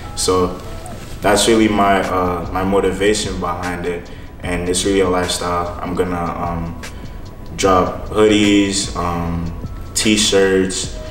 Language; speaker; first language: English; non-native, fluent; Haitian Creole